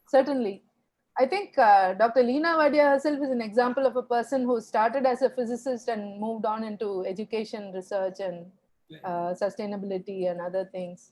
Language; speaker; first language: English; non-native, local second language; Tamil